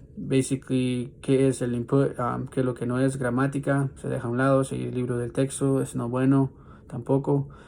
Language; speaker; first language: Spanish; non-native, learner; English